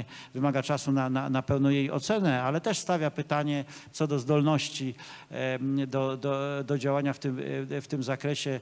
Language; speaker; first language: Polish; native; Polish